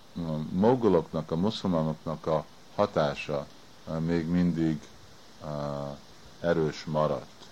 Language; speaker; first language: Hungarian; early bilingual, heritage; Hungarian